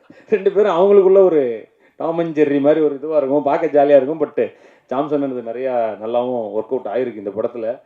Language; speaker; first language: Tamil; native; Tamil